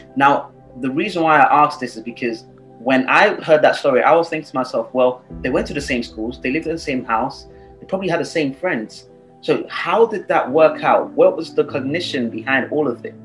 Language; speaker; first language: English; non-native, local second language; Yoruba